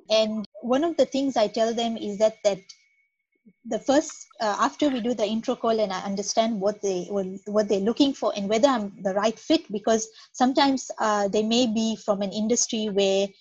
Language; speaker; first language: English; non-native, local second language; Gujarati